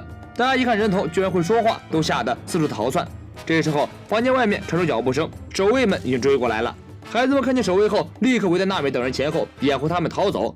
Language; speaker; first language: Chinese; native; Chinese